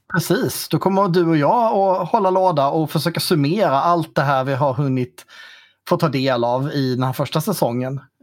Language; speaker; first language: Swedish; native; Swedish